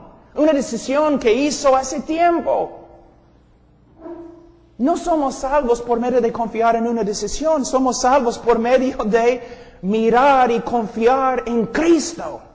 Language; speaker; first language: Spanish; non-native, fluent; English